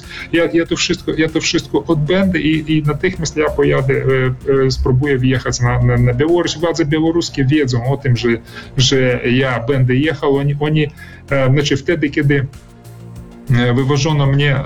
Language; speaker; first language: Polish; early bilingual, heritage; Polish